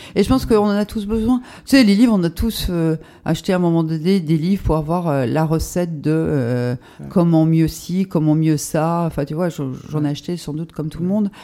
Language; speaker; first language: French; native; French